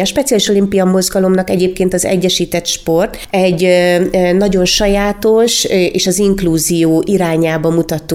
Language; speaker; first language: Hungarian; native; Hungarian